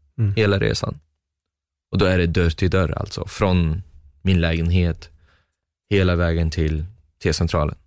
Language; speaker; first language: Swedish; non-native, fluent; Arabic